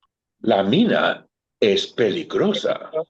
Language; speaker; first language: Spanish; non-native, learner; English